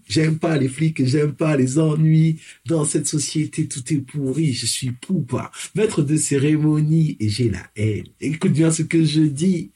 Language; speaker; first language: French; early bilingual, other home language; Fon